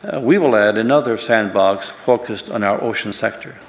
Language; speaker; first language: English; native; English